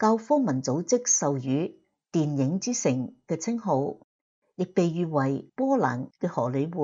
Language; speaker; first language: Chinese; non-native, local second language; Cantonese